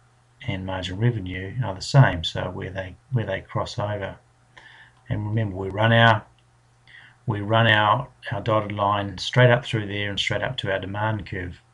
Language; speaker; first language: English; native; English